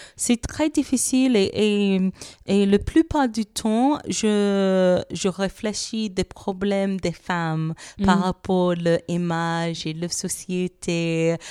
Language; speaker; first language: French; non-native, fluent; English